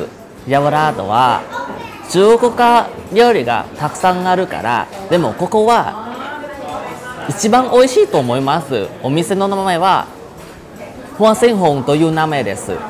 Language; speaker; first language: Japanese; non-native, learner; Thai